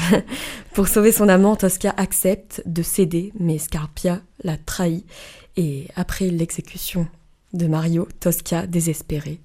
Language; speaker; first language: French; native; French